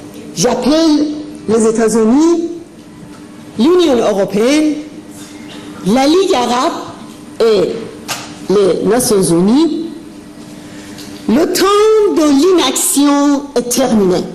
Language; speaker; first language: French; non-native, fluent; Persian